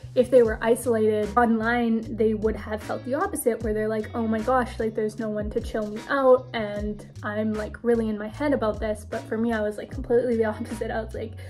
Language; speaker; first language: English; native; English